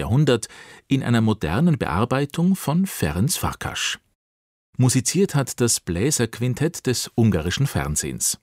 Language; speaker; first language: German; native; German